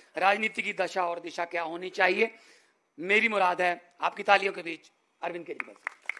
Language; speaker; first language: Hindi; non-native, local second language; Punjabi